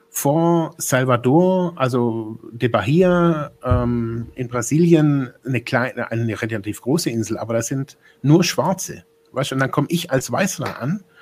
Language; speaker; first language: German; native; German